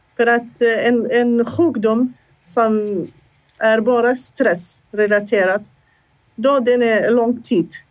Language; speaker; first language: Swedish; non-native, fluent; Assyrian Neo-Aramaic